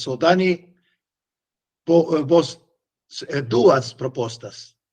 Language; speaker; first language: Portuguese; non-native, learner; Spanish